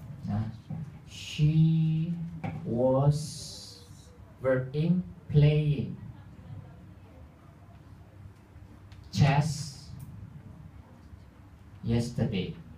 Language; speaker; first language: English; non-native, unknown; Indonesian